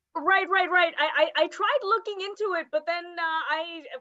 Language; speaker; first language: English; native; English